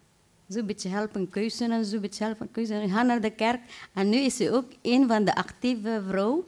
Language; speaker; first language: Dutch; non-native, fluent; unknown